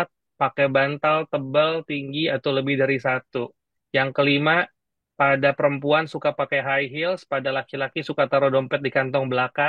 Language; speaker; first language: Indonesian; native; Indonesian